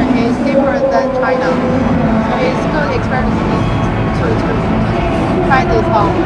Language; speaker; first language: English; non-native, learner; Chinese